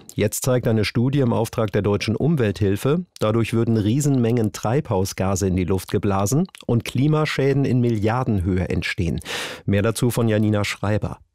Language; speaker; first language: German; native; German